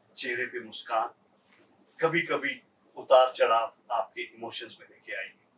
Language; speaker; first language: Hindi; native; Hindi